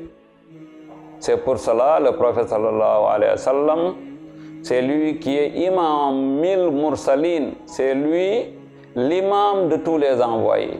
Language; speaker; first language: French; non-native, local second language; Wolof